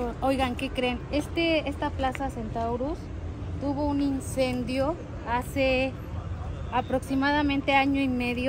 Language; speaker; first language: Spanish; native; Spanish